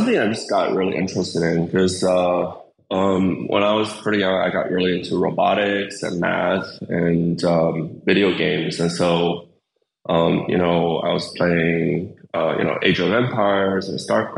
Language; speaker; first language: English; native; English